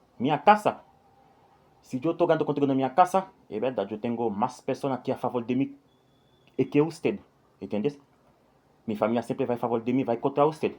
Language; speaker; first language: Spanish; non-native, learner; Haitian Creole